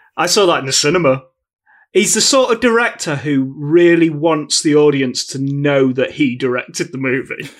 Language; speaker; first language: English; native; English